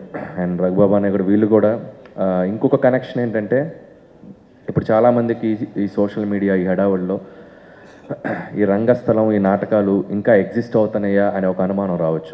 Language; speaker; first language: Telugu; native; Telugu